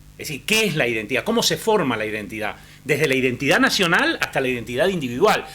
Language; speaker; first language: Spanish; native; Spanish